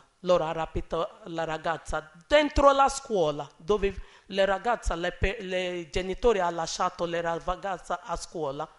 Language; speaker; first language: Italian; non-native, learner; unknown